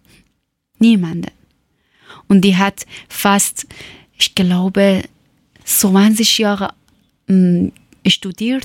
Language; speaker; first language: German; non-native, learner; Persian